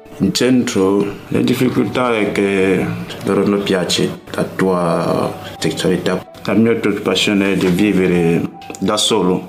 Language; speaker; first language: Italian; non-native, learner; French